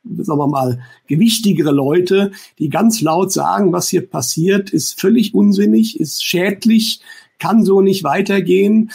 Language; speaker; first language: German; native; German